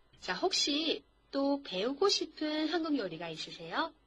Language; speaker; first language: Korean; non-native, fluent; Chinese